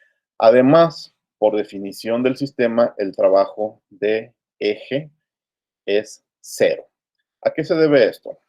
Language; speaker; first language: Spanish; native; Spanish